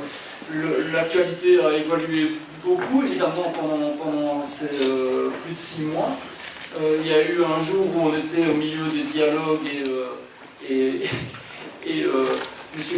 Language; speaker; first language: French; native; French